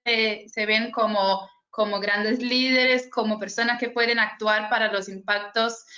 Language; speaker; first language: Spanish; non-native, fluent; Portuguese